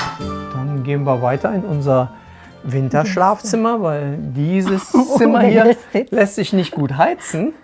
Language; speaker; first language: German; native; German